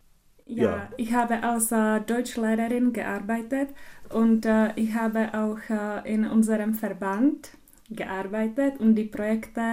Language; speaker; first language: German; non-native, local second language; Czech